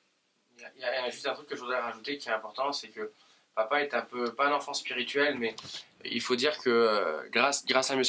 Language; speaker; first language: French; native; French